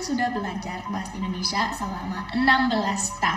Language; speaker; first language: Indonesian; non-native, fluent; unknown